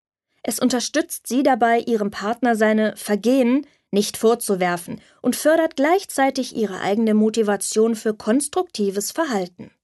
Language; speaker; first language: German; native; German